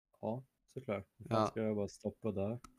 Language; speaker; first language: Swedish; non-native, fluent; German